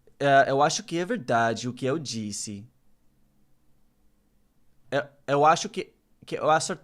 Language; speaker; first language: Portuguese; non-native, learner; English